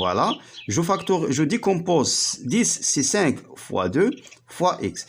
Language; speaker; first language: French; non-native, local second language; Arabic